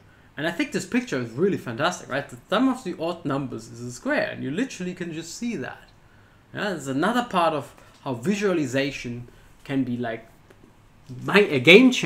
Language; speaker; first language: English; non-native, fluent; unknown